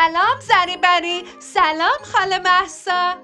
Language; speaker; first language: Persian; native; Persian